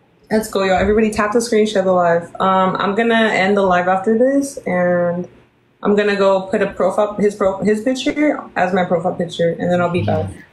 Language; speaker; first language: English; early bilingual, other home language; Spanish